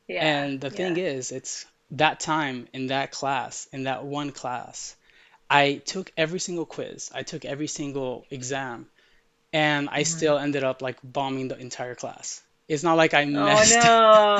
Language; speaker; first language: English; early bilingual, other home language; Arabic